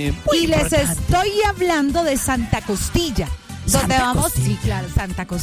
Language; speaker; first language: Spanish; native; Spanish